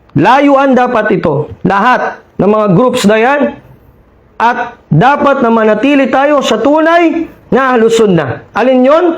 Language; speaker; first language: Filipino; non-native, local second language; Maranao